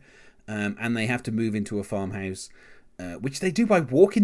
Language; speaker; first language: English; native; English